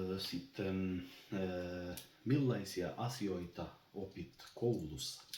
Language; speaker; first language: Finnish; non-native, learner; Albanian